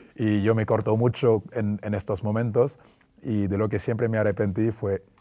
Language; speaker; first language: Spanish; non-native, fluent; French